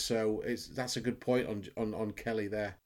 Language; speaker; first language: English; native; English